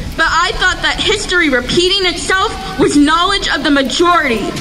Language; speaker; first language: English; native; English